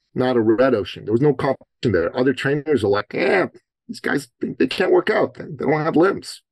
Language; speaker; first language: English; early bilingual, other home language; Persian